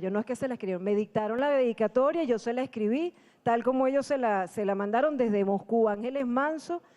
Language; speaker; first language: Spanish; native; Spanish